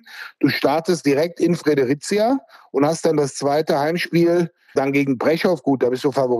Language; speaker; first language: German; native; German